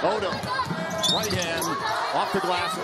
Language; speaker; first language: English; native; English